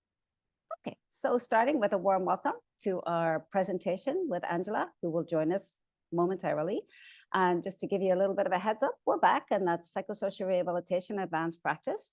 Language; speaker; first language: English; native; English